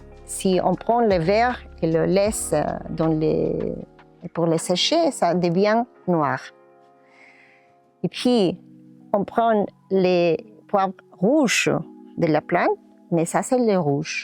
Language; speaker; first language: French; non-native, learner; Spanish